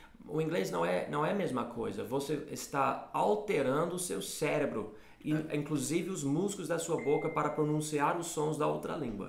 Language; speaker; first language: Portuguese; non-native, fluent; English